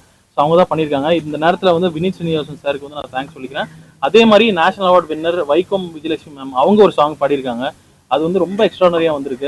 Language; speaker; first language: Tamil; native; Tamil